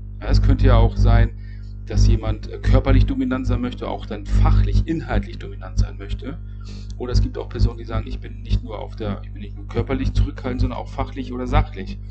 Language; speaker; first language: German; native; German